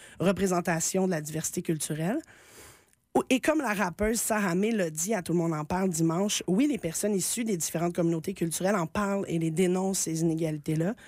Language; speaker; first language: French; native; French